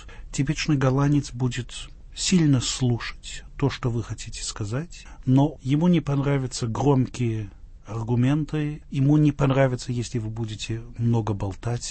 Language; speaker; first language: Russian; non-native, fluent; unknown